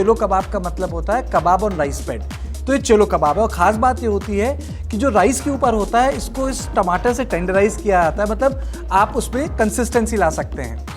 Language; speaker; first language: Hindi; native; Hindi